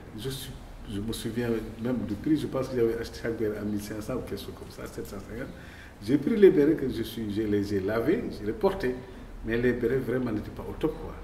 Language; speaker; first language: French; non-native, local second language; Wolof